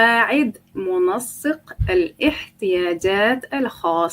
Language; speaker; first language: Arabic; non-native, fluent; English